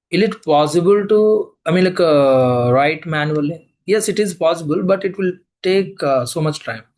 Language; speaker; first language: English; non-native, local second language; Telugu